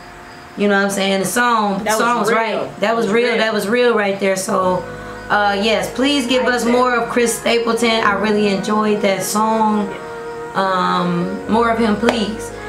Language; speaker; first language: English; native; English